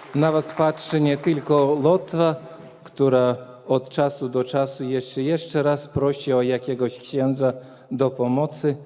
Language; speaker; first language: Polish; non-native, fluent; Latvian